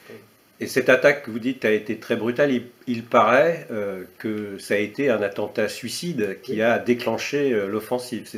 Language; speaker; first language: French; native; French